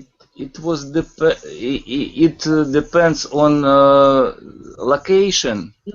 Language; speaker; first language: English; non-native, learner; Russian